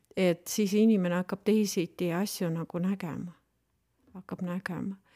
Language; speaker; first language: Estonian; non-native, local second language; Russian